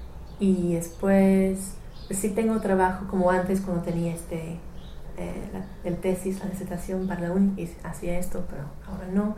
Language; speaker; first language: Spanish; non-native, fluent; English